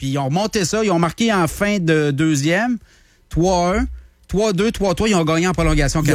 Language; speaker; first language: French; native; French